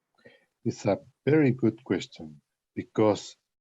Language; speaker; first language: English; non-native, learner; Spanish